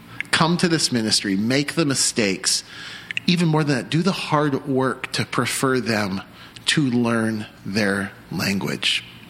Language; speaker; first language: English; native; English